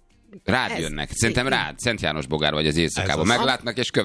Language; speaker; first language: Hungarian; native; Hungarian